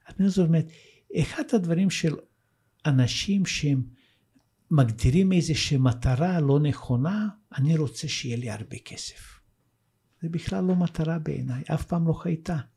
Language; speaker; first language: Hebrew; non-native, fluent; Russian